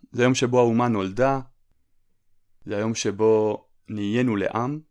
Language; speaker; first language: Hebrew; native; Hebrew